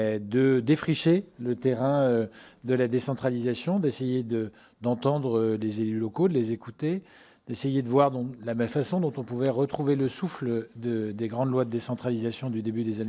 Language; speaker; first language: French; native; French